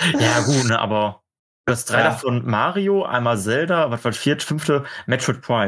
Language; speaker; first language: German; native; German